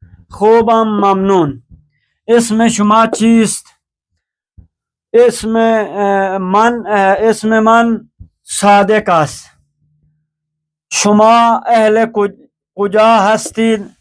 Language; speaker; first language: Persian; non-native, fluent; Urdu